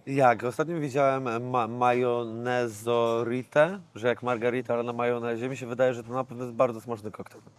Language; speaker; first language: Polish; native; Polish